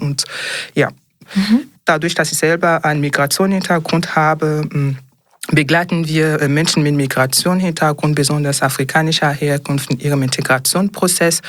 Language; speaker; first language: German; non-native, fluent; French